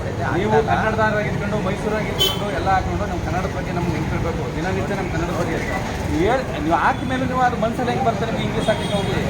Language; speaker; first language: Kannada; native; Kannada